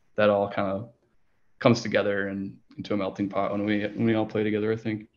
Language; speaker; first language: English; native; English